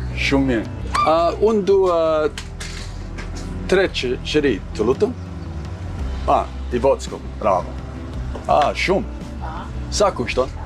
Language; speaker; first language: Albanian; non-native, learner; English